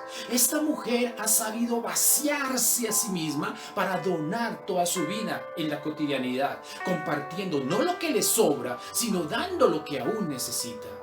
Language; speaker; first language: Spanish; native; Spanish